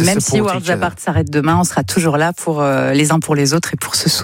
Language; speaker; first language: French; native; French